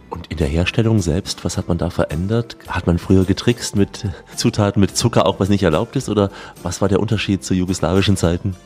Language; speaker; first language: German; native; German